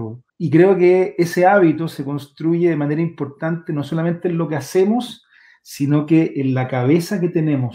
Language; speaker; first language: Spanish; native; Spanish